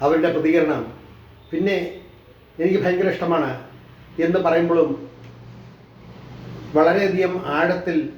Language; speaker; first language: Malayalam; native; Malayalam